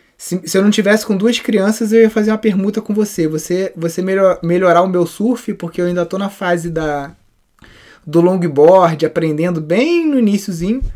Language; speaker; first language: Portuguese; native; Portuguese